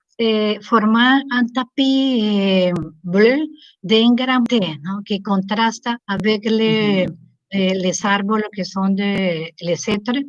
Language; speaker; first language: French; non-native, learner; Spanish